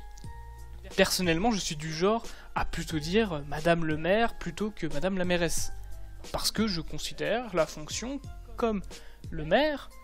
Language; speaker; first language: French; native; French